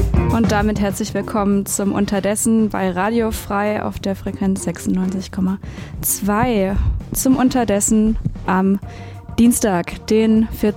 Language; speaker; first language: German; native; German